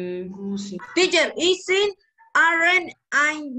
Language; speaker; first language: English; non-native, learner; Spanish